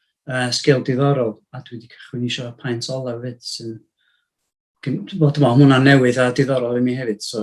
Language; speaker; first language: Welsh; native; Welsh